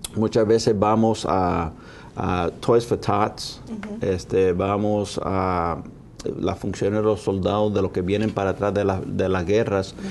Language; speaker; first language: Spanish; early bilingual, heritage; Spanish